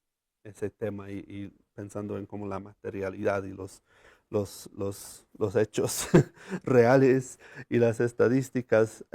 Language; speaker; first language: Spanish; non-native, fluent; English